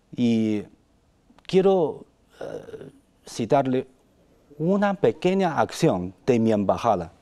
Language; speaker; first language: Spanish; non-native, fluent; Chinese